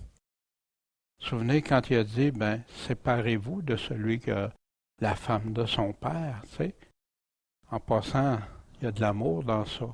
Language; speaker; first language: French; native; French